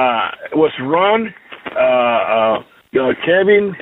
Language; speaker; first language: English; non-native, learner; Spanish